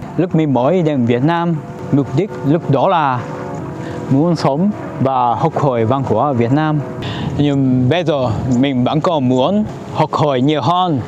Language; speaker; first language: Vietnamese; non-native, fluent; Japanese